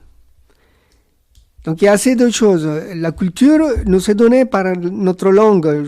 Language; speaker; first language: French; non-native, fluent; Spanish